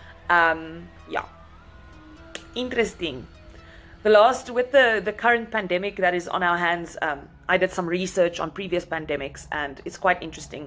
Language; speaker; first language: English; non-native, local second language; Afrikaans